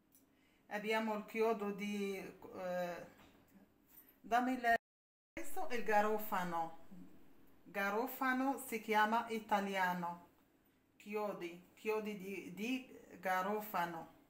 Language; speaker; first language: Italian; non-native, learner; Arabic